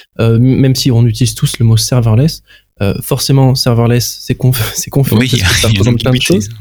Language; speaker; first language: French; native; French